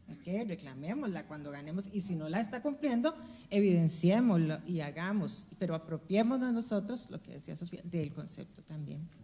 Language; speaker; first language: Spanish; native; Spanish